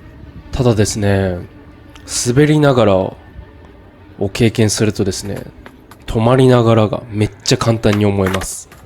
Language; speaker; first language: Japanese; native; Japanese